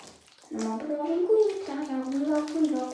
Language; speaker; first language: Estonian; early bilingual, heritage; Estonian